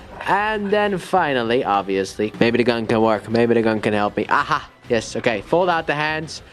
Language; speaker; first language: English; native; English